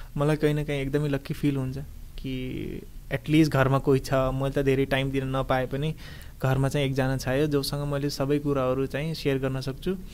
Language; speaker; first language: Nepali; early bilingual, heritage; Nepali